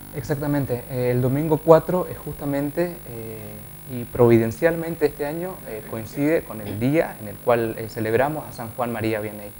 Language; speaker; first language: Spanish; native; Spanish